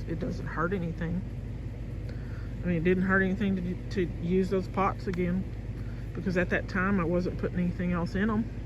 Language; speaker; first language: English; native; English